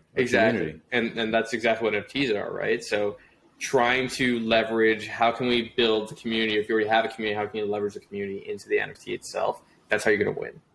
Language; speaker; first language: English; native; English